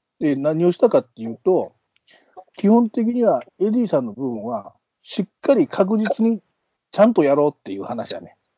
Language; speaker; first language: Japanese; native; Japanese